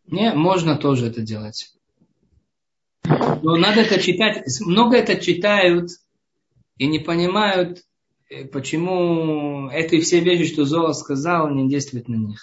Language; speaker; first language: Russian; early bilingual, heritage; Hebrew